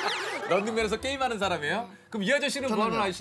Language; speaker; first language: Korean; native; Korean